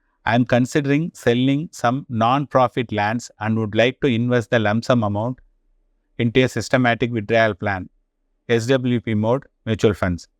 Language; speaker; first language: English; non-native, local second language; Tamil